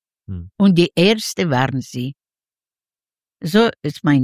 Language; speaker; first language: German; non-native, fluent; Yiddish